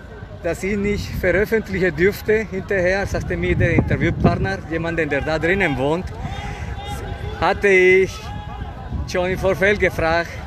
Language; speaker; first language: German; non-native, fluent; Spanish